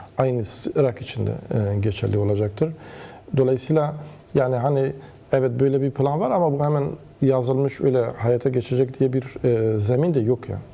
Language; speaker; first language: Turkish; non-native, local second language; Kurdish